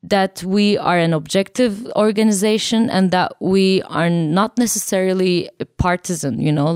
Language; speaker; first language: English; non-native, fluent; Turkish